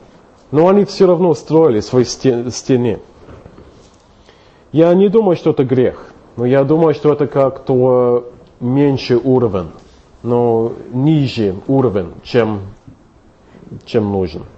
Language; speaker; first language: Russian; non-native, fluent; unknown